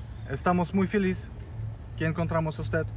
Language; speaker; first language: Spanish; non-native, learner; Russian